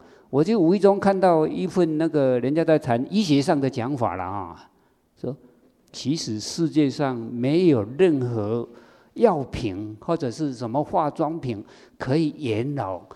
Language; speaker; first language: Chinese; native; Chinese